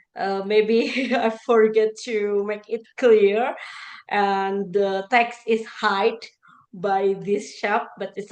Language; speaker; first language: English; non-native, learner; Indonesian